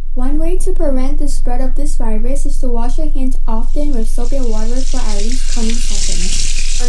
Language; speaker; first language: English; non-native, fluent; Spanish